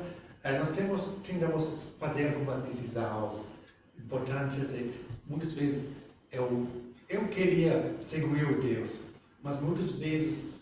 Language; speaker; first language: Portuguese; non-native, learner; German